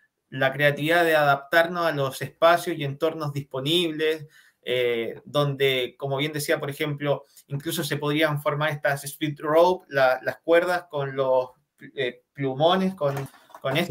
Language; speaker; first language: Spanish; native; Spanish